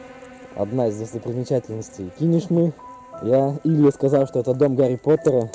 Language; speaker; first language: Russian; native; Russian